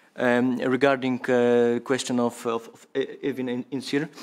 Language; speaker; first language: English; non-native, fluent; Polish